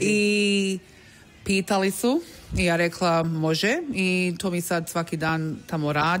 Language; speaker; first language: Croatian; early bilingual, heritage; English